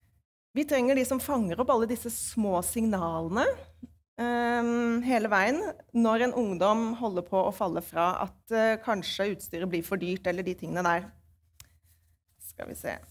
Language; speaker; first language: Norwegian; native; Norwegian